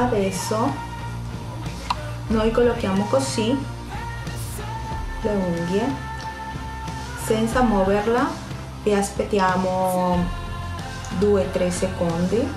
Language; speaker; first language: Italian; non-native, fluent; Spanish